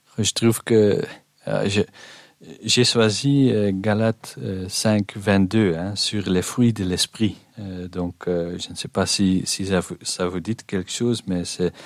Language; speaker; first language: French; non-native, local second language; Dutch